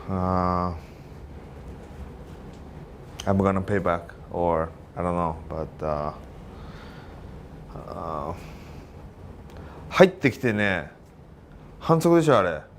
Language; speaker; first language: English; non-native, learner; Japanese